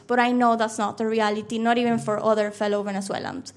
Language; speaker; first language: English; non-native, fluent; Spanish